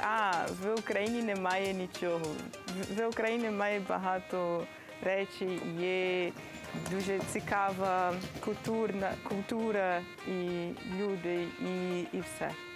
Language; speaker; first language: Ukrainian; non-native, learner; Portuguese